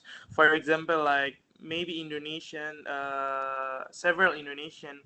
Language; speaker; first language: English; non-native, fluent; Indonesian